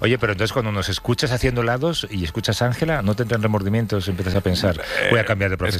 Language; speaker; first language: Spanish; native; Spanish